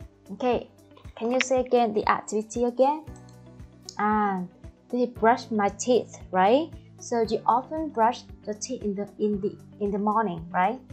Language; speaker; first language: English; non-native, fluent; Vietnamese